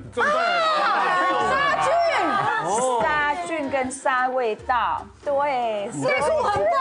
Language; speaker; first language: Chinese; non-native, fluent; Spanish